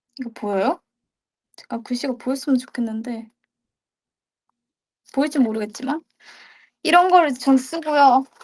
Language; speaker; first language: Korean; native; Korean